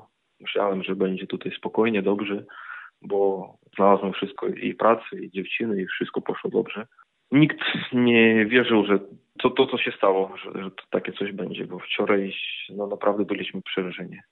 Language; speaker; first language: Polish; non-native, fluent; Ukrainian